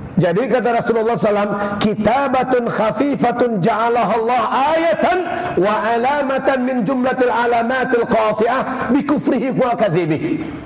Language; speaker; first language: Indonesian; non-native, local second language; Minangkabau